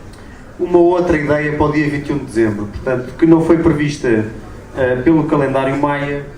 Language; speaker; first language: Portuguese; native; Portuguese